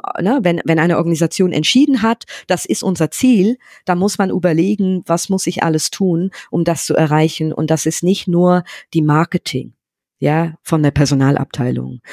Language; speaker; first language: German; non-native, fluent; English